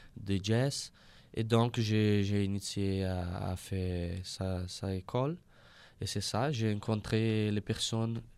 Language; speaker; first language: French; non-native, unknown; Portuguese